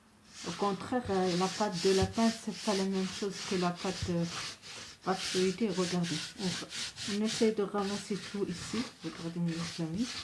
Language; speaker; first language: French; non-native, local second language; Arabic